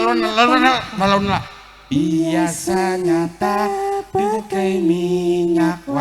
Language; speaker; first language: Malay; non-native, local second language; Sundanese